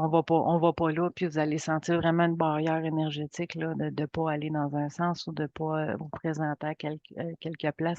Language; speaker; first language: French; native; French